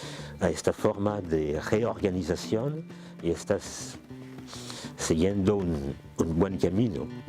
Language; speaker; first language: Spanish; non-native, fluent; French